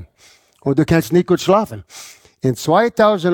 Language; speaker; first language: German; non-native, fluent; English